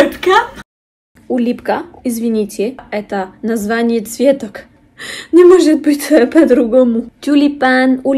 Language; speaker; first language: Russian; non-native, fluent; French